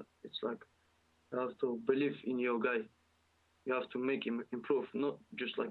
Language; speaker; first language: English; non-native, fluent; Russian